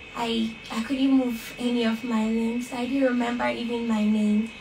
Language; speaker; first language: English; non-native, local second language; Akan